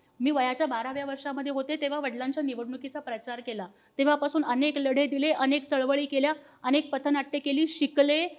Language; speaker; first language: Marathi; non-native, local second language; Telugu